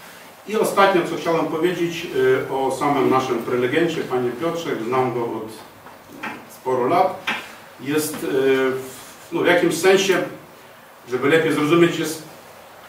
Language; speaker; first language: Polish; non-native, fluent; Ukrainian